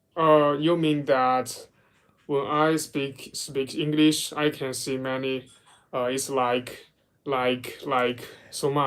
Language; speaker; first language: English; non-native, learner; Chinese